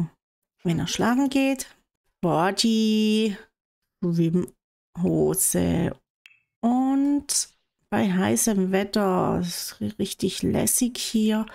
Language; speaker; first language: German; native; German